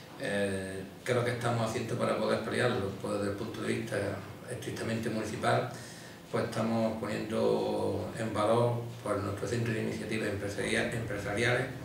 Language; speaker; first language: Spanish; native; Spanish